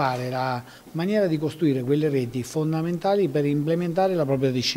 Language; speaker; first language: Italian; native; Italian